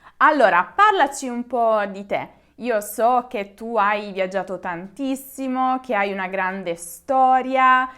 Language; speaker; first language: Italian; native; Italian